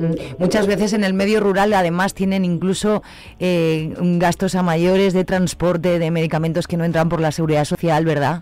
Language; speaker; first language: Spanish; native; Spanish